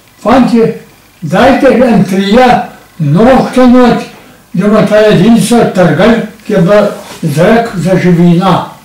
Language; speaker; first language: Slovenian; native; Slovenian